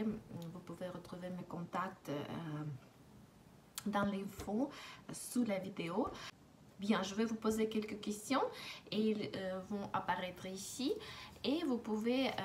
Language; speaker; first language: French; non-native, fluent; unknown